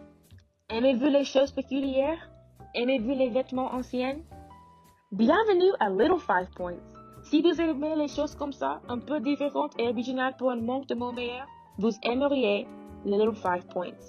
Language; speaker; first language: French; non-native, learner; English